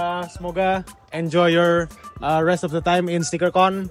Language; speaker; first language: English; non-native, fluent; Indonesian